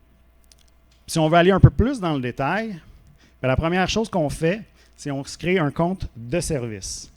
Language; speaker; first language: French; native; French